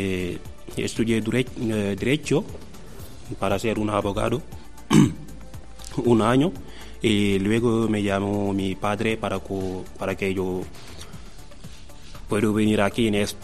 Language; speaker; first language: Spanish; non-native, learner; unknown